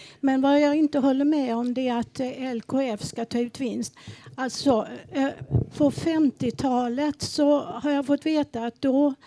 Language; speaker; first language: Swedish; native; Swedish